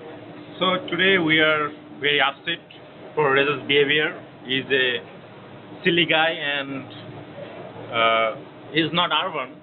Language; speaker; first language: English; non-native, local second language; Bangla